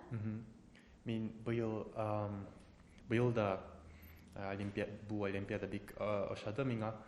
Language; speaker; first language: Tatar; non-native, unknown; Japanese